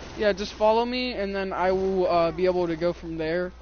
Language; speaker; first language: English; native; English